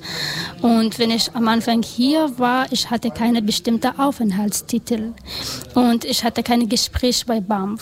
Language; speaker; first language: German; non-native, learner; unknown